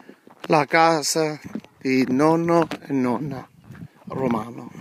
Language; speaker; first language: Italian; early bilingual, heritage; English